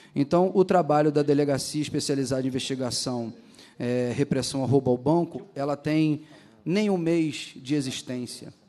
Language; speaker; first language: Portuguese; native; Portuguese